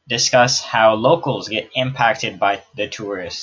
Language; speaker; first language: English; native; English